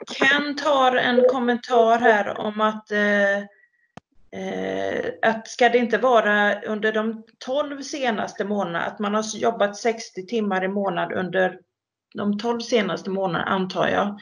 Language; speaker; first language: Swedish; native; Swedish